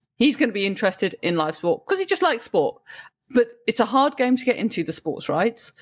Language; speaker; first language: English; native; English